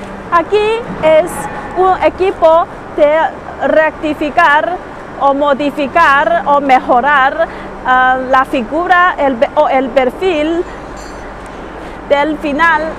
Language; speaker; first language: Spanish; non-native, learner; Chinese